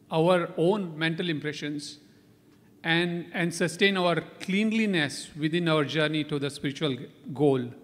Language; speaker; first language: English; non-native, local second language; Konkani